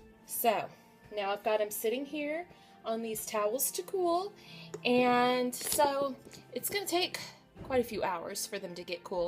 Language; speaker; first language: English; native; English